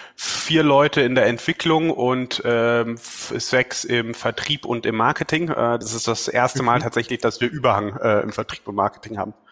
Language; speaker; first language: German; native; German